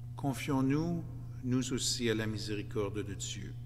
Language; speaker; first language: French; native; French